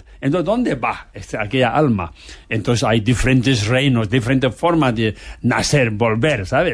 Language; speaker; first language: Spanish; non-native, fluent; Tibetan